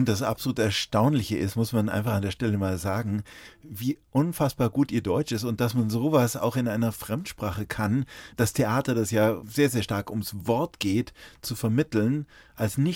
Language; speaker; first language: German; native; German